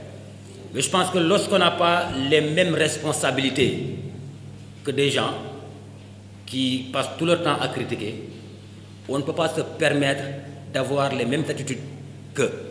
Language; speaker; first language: French; non-native, local second language; Wolof